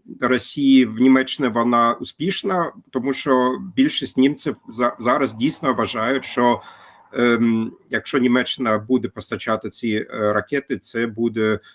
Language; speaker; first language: Ukrainian; non-native, fluent; German